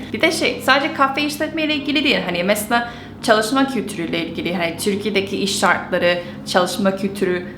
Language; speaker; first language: Turkish; non-native, fluent; Korean